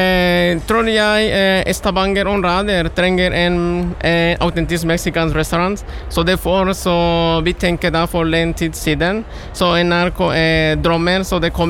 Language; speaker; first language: Norwegian; non-native, learner; Spanish